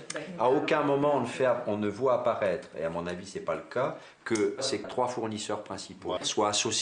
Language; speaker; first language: French; native; French